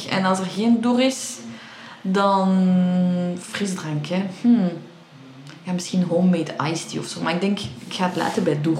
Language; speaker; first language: Dutch; early bilingual, other home language; Persian